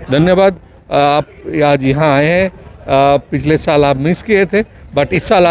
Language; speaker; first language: Hindi; non-native, local second language; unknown